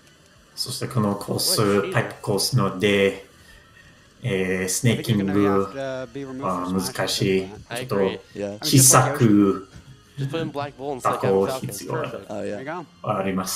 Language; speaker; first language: Japanese; non-native, learner; English